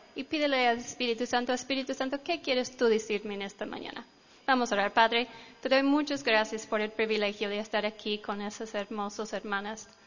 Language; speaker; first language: Spanish; non-native, fluent; English